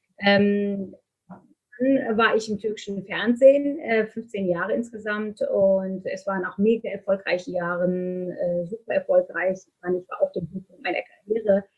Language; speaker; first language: German; non-native, fluent; Turkish